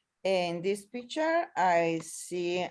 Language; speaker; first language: English; non-native, learner; Italian